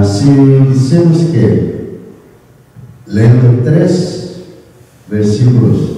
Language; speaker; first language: Spanish; non-native, learner; Korean